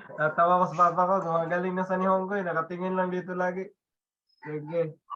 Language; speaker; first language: Filipino; non-native, local second language; Cebuano